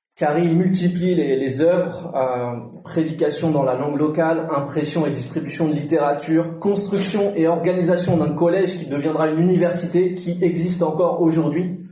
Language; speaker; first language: French; native; French